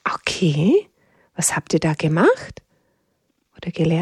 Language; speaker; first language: German; native; German